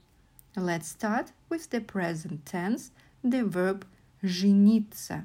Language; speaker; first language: English; non-native, fluent; Russian